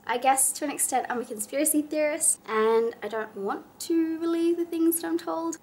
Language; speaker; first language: English; native; English